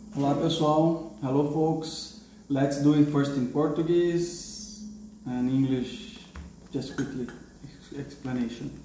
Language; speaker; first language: English; non-native, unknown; Portuguese